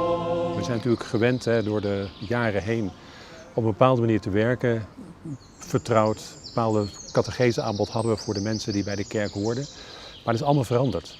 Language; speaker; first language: Dutch; native; Dutch